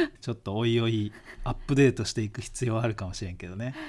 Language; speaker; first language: Japanese; native; Japanese